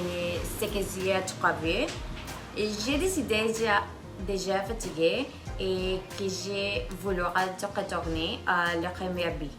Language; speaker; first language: French; non-native, learner; Spanish